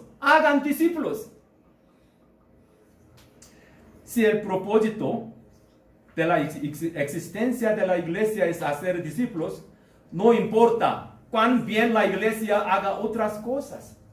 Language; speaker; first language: Spanish; non-native, learner; Korean